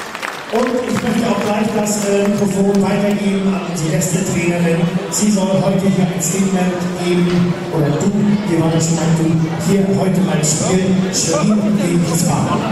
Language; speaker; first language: German; native; German